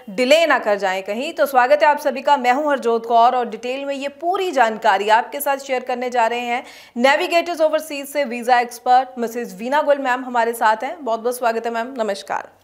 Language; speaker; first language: Hindi; non-native, local second language; Punjabi